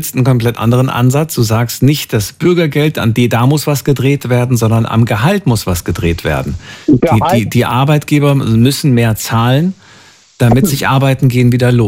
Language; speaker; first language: German; native; German